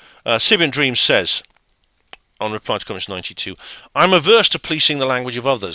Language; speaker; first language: English; native; English